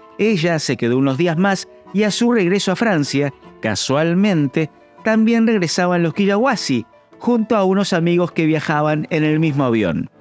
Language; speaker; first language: Spanish; native; Spanish